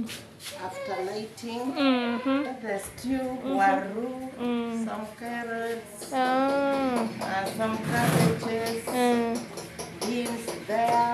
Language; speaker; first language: English; non-native, local second language; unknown